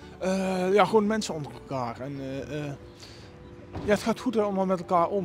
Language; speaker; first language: Dutch; native; Dutch